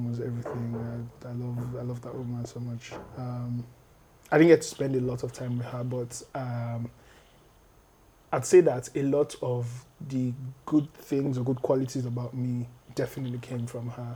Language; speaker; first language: English; non-native, local second language; Yoruba